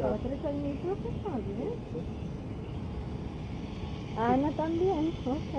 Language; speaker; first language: Spanish; native; Spanish